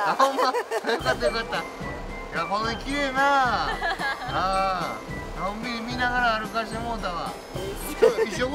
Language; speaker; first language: Japanese; native; Japanese